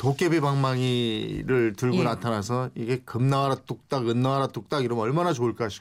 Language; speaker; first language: Korean; native; Korean